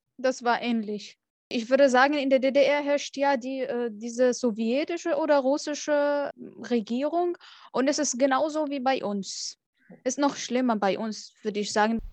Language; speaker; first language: German; non-native, fluent; Arabic